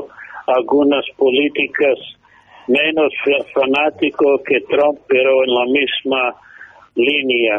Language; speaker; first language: Spanish; non-native, fluent; English